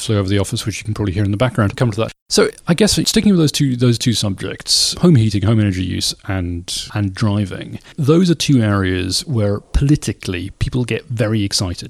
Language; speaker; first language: English; native; English